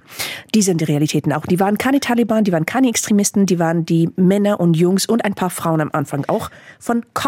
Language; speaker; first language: German; non-native, fluent; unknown